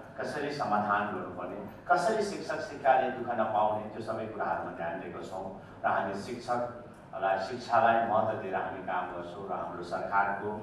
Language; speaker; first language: Nepali; native; Nepali